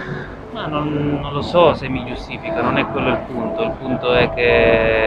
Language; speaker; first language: Italian; native; Italian